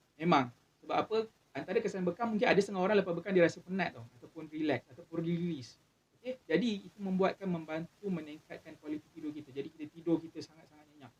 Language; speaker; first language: Malay; native; Malay